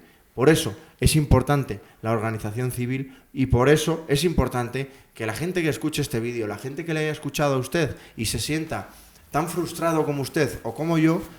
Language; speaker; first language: Spanish; native; Spanish